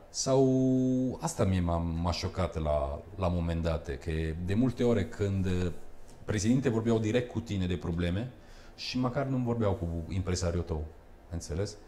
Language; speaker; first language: Romanian; early bilingual, heritage; Romanian